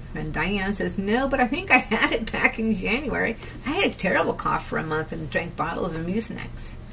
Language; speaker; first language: English; native; English